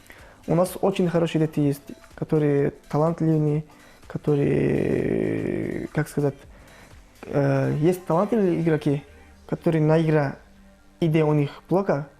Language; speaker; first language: Russian; non-native, learner; Turkish